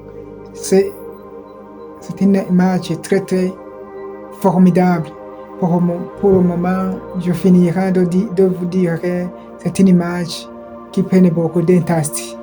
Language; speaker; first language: French; non-native, local second language; Kinyarwanda